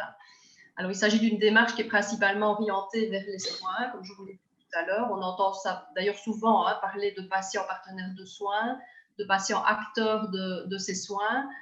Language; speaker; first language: French; native; French